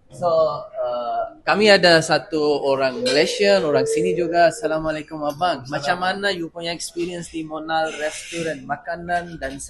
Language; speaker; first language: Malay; non-native, fluent; Urdu